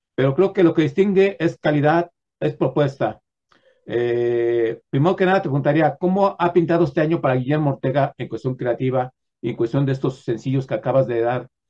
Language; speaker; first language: Spanish; native; Spanish